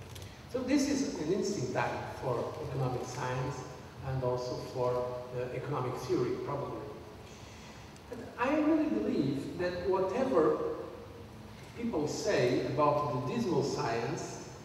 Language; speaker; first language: English; non-native, fluent; Portuguese